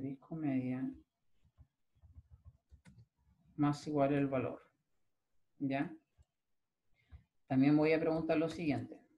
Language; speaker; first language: Spanish; native; Spanish